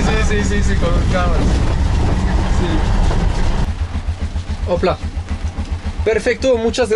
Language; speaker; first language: Spanish; non-native, learner; French